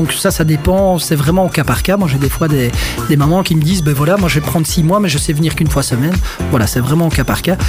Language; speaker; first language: French; native; French